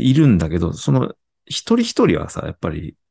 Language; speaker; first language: Japanese; native; Japanese